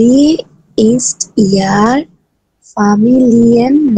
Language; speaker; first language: German; non-native, learner; Bangla